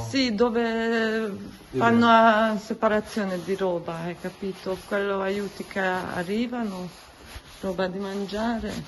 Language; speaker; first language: Italian; non-native, learner; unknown